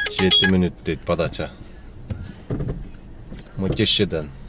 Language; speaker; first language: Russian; non-native, local second language; Kyrgyz